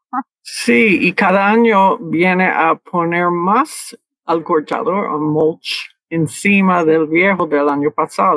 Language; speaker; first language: Spanish; early bilingual, heritage; Spanish